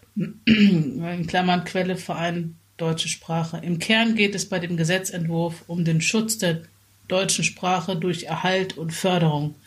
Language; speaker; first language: German; native; German